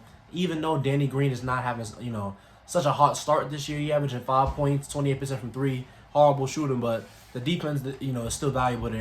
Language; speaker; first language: English; native; English